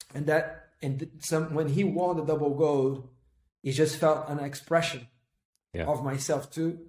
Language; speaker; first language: English; non-native, fluent; Portuguese